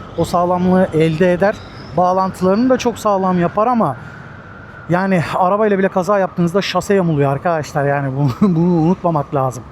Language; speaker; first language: Turkish; native; Turkish